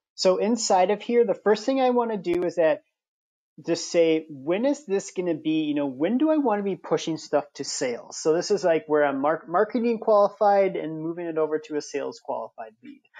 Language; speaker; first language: English; native; English